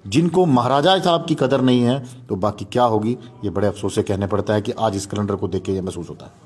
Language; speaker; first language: Hindi; non-native, local second language; Dogri